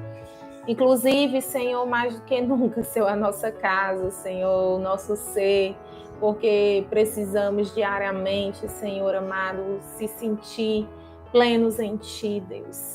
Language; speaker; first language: Portuguese; native; Portuguese